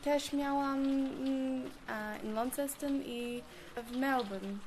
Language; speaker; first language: Polish; early bilingual, heritage; English